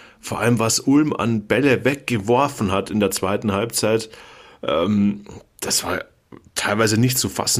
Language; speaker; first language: German; native; German